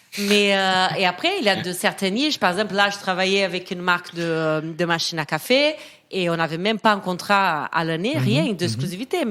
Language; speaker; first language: French; non-native, fluent; Portuguese